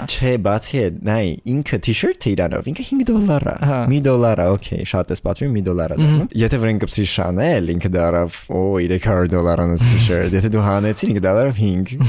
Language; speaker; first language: Armenian; native; Armenian